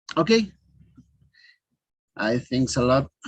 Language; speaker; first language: English; non-native, learner; Spanish